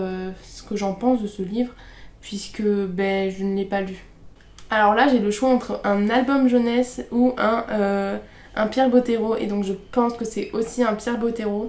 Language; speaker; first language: French; native; French